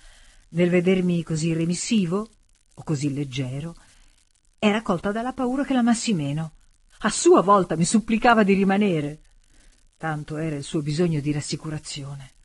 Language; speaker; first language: Italian; native; Italian